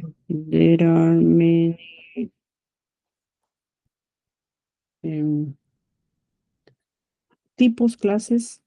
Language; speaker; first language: English; non-native, learner; Spanish